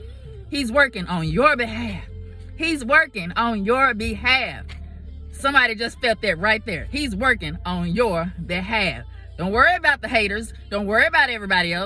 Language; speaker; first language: English; native; English